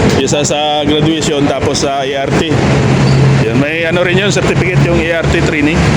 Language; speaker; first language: Filipino; native; Filipino